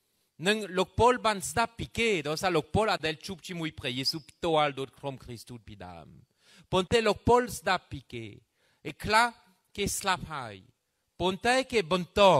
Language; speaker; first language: Khmer; non-native, fluent; French